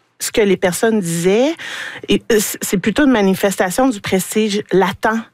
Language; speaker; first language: French; native; French